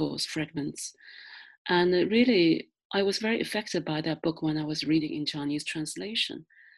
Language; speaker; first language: English; non-native, fluent; Chinese